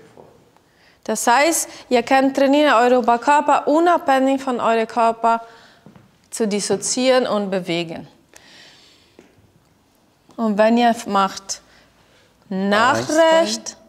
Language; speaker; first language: German; non-native, fluent; Italian